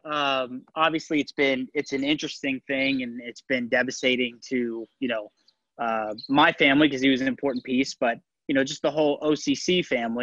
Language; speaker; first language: English; native; English